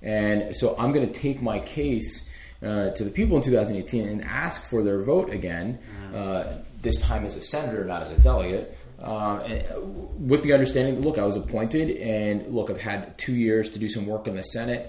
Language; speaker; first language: English; native; English